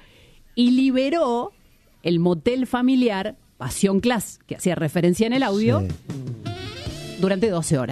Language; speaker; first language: Spanish; native; Spanish